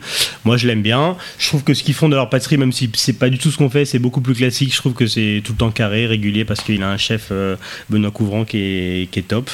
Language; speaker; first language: French; native; French